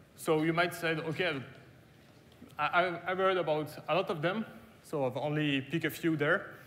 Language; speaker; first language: English; non-native, fluent; German